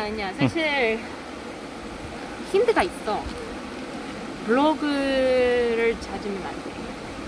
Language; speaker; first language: Korean; non-native, fluent; Russian